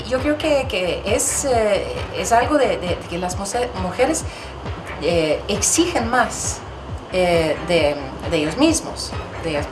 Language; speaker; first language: Spanish; non-native, fluent; Swedish